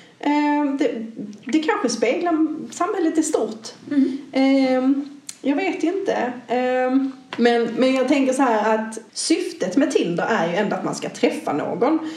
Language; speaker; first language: Swedish; native; Swedish